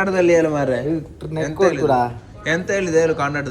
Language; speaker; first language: Kannada; native; Kannada